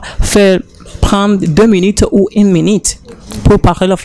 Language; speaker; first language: French; non-native, learner; Rundi